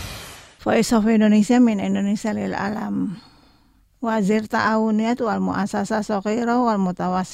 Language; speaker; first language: Arabic; non-native, fluent; Indonesian